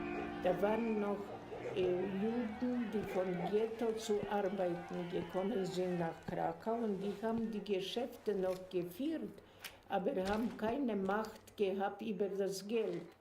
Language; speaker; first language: German; non-native, fluent; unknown